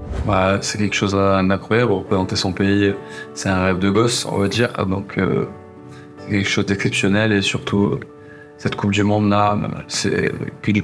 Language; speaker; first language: French; native; French